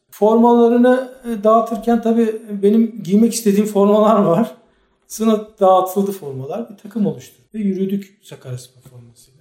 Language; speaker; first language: Turkish; native; Turkish